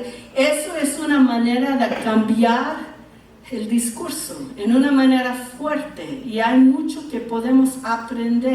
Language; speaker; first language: Spanish; early bilingual, heritage; English